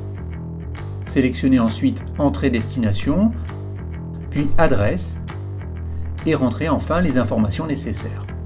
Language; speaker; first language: French; native; French